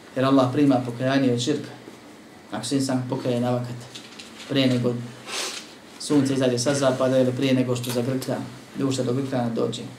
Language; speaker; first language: Bosnian; native; Bosnian